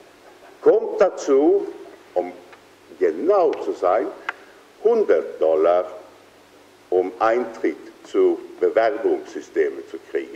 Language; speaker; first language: German; non-native, fluent; Swedish